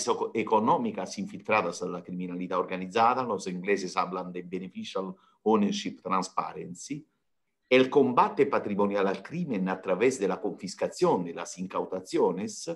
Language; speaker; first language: Spanish; non-native, fluent; Italian